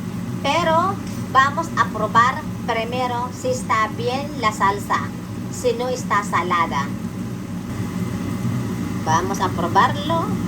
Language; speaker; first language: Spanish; non-native, fluent; Filipino